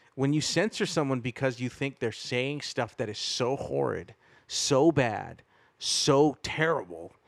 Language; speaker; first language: English; native; English